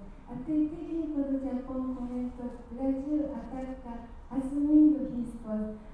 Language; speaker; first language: Portuguese; non-native, learner; Japanese